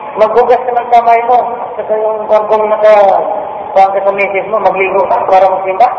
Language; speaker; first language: Filipino; non-native, local second language; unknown